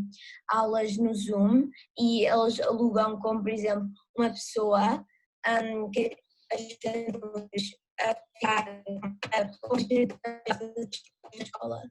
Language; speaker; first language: Portuguese; early bilingual, heritage; Portuguese